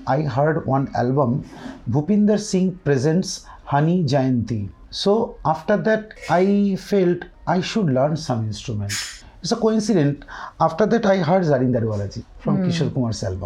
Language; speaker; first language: English; non-native, local second language; Bangla